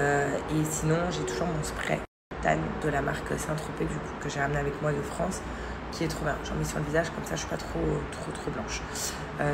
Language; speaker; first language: French; native; French